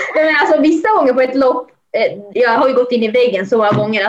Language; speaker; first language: Swedish; native; Swedish